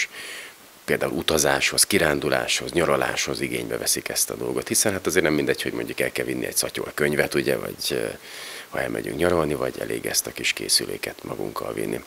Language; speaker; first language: Hungarian; native; Hungarian